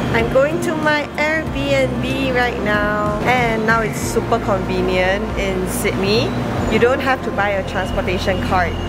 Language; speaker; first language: English; non-native, local second language; Chinese